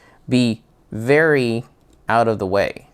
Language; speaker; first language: English; native; English